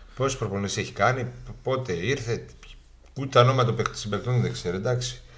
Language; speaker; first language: Greek; native; Greek